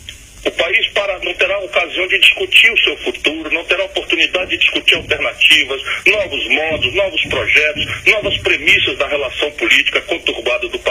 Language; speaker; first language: Portuguese; native; Portuguese